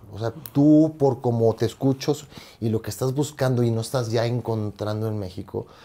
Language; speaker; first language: Spanish; native; Spanish